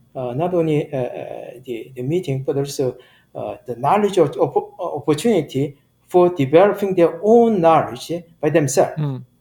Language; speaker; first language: English; non-native, fluent; Korean